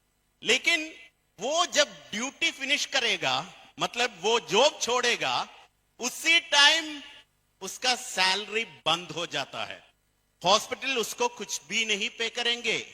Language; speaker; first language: Hindi; non-native, local second language; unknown